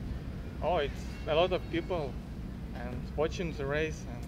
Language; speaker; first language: English; non-native, learner; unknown